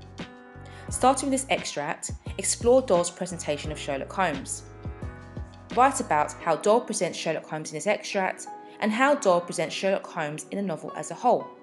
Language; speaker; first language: English; native; English